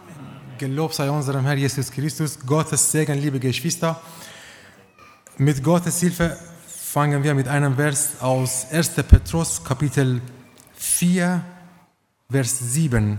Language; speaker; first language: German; non-native, learner; Romanian